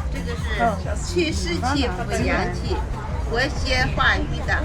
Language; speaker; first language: Chinese; native; Chinese